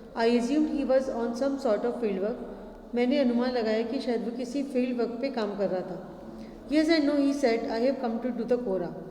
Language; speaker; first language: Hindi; native; Hindi